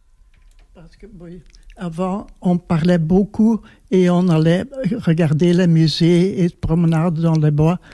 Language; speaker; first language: French; non-native, local second language; Dutch